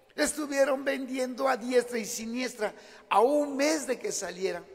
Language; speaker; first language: Spanish; native; Spanish